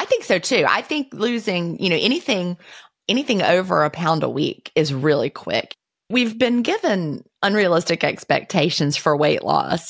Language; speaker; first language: English; native; English